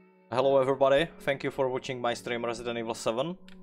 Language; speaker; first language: English; non-native, learner; Czech